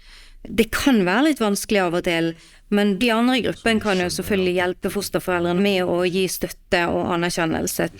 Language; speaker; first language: Norwegian; native; Norwegian